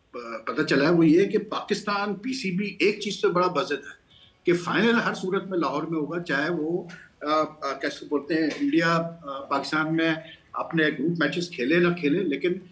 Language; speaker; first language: Urdu; non-native, local second language; Punjabi